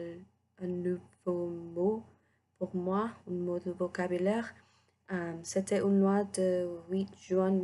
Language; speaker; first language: French; non-native, learner; English